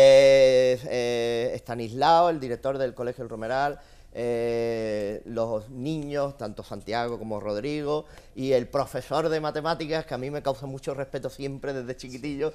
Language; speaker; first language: Spanish; native; Spanish